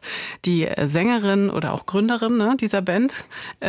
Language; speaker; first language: German; native; German